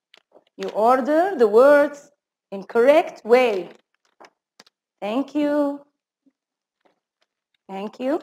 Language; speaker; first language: English; non-native, fluent; Arabic